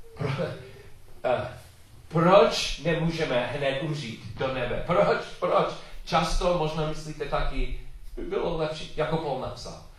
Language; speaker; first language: Czech; non-native, learner; English